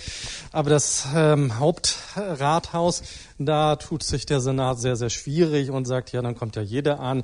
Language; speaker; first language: German; native; German